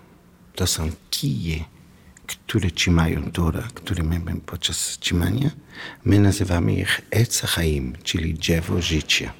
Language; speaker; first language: Polish; non-native, learner; Hebrew